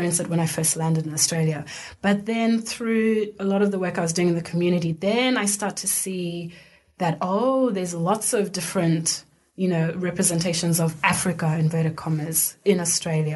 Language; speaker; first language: English; non-native, local second language; Shona